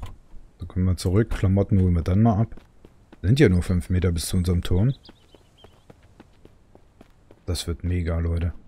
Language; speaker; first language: German; native; German